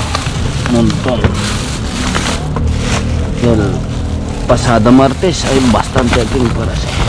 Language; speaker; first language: Spanish; non-native, learner; Filipino